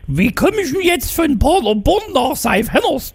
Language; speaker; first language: German; native; German